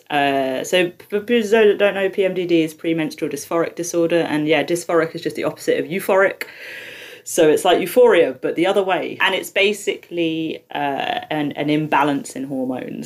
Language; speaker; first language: English; native; English